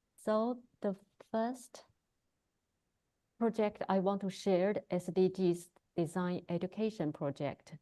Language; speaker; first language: English; non-native, learner; Chinese